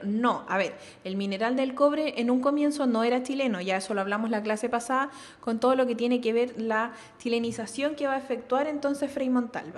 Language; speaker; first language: Spanish; native; Spanish